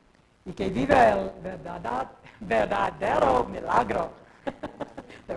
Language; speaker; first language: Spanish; non-native, learner; English